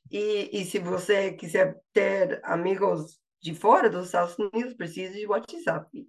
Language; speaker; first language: Portuguese; non-native, fluent; English